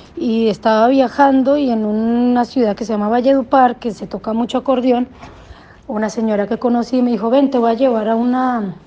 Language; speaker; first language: Spanish; native; Spanish